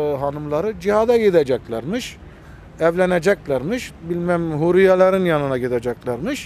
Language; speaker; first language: Turkish; non-native, fluent; Armenian